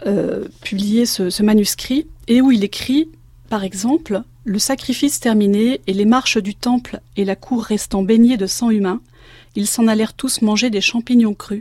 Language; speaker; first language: French; native; French